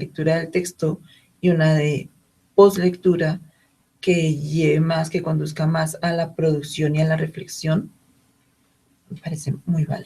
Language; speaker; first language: Spanish; native; Spanish